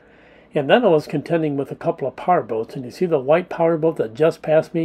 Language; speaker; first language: English; native; English